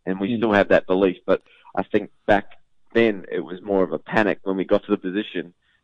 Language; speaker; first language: English; native; English